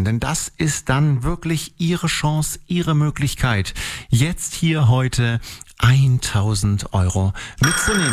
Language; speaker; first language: German; native; German